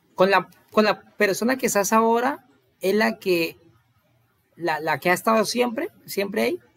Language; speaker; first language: Spanish; native; Spanish